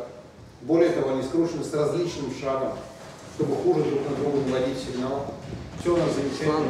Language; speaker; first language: Russian; native; Russian